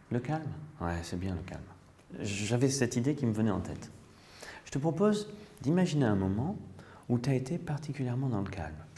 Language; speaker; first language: French; native; French